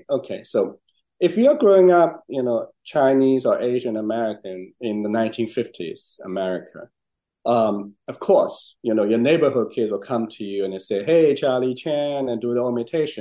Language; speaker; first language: English; non-native, fluent; Chinese